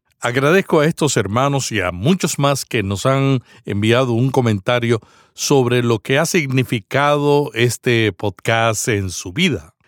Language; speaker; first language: Spanish; native; Spanish